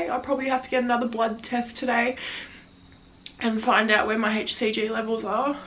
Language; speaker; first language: English; native; English